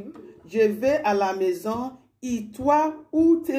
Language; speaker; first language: French; non-native, learner; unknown